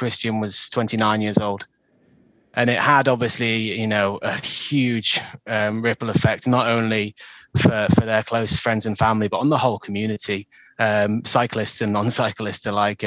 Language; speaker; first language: English; native; English